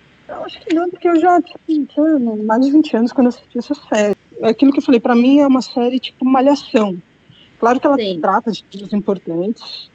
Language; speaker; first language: Portuguese; native; Portuguese